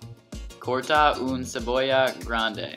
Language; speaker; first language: Spanish; non-native, learner; English